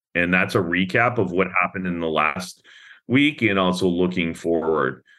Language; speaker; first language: English; native; English